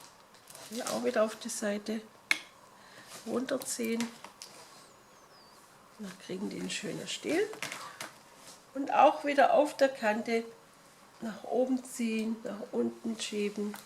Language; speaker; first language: German; native; German